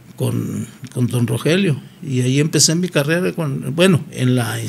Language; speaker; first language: Spanish; native; Spanish